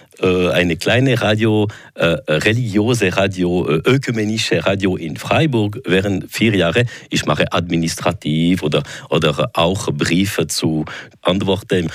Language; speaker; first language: German; non-native, local second language; French